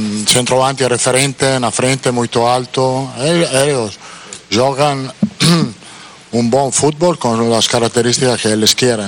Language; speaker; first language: Portuguese; non-native, fluent; Italian